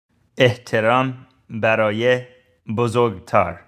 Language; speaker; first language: Persian; non-native, learner; English